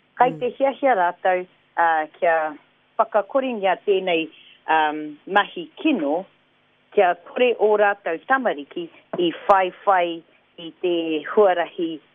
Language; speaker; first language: Māori; non-native, local second language; English